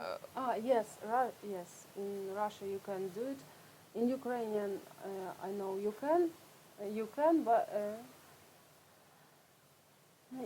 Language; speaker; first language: English; non-native, learner; Russian